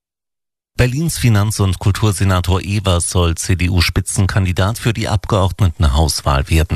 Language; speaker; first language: German; native; German